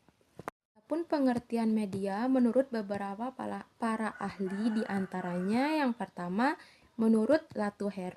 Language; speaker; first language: Indonesian; native; Indonesian